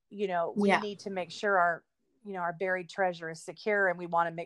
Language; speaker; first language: English; native; English